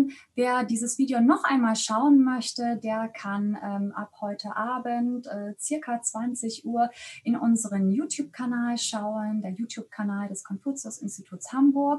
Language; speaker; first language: German; native; German